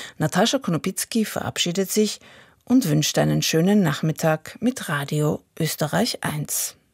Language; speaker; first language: German; native; German